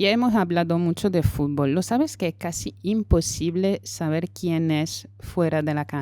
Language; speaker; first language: Spanish; non-native, fluent; French